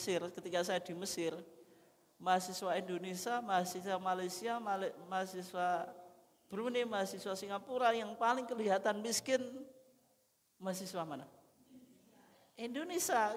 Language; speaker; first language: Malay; non-native, local second language; Javanese